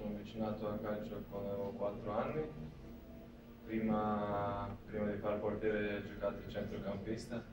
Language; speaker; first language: Italian; non-native, learner; Latvian